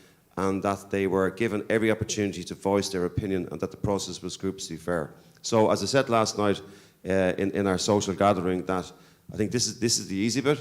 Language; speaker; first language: English; native; English